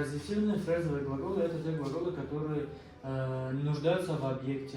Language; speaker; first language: Russian; non-native, local second language; Tajik